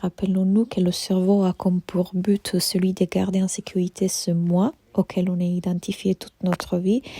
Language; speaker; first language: French; non-native, fluent; Italian